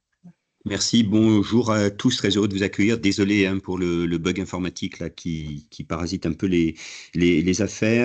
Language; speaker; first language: French; native; French